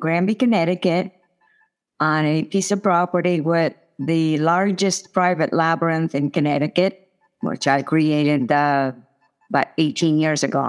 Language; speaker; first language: English; non-native, fluent; Italian